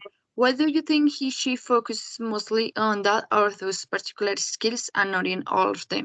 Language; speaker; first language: English; non-native, learner; Spanish